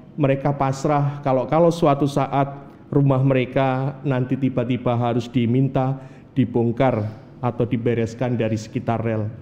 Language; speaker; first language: Indonesian; native; Indonesian